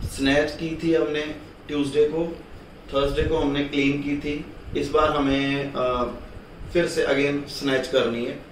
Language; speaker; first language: Hindi; non-native, local second language; Punjabi